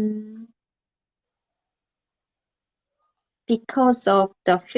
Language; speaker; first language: English; non-native, learner; Korean